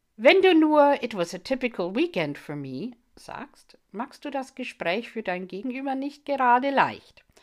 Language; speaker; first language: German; non-native, fluent; English